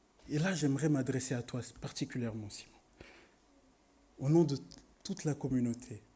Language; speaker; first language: French; native; French